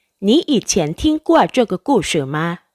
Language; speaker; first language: Chinese; non-native, fluent; Thai